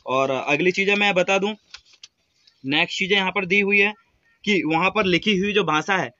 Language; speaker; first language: Hindi; native; Hindi